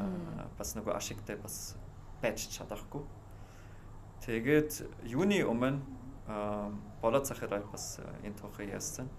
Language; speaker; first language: Mongolian; non-native, fluent; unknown